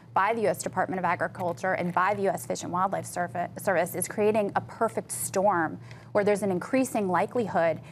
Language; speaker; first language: English; native; English